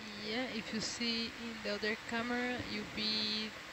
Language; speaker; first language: English; non-native, fluent; Portuguese